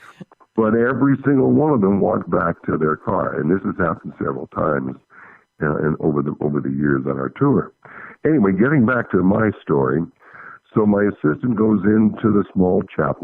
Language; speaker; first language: English; native; English